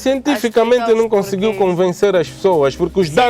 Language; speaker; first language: Portuguese; native; Portuguese